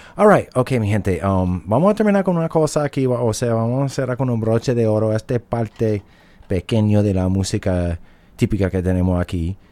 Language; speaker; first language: Spanish; native; Spanish